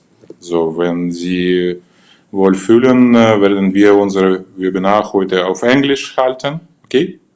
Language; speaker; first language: German; non-native, fluent; Russian